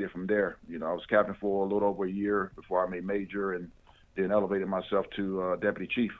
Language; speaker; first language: English; native; English